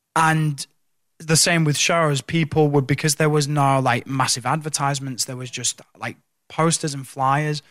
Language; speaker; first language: English; native; English